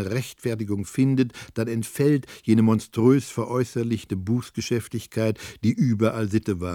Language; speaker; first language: German; native; German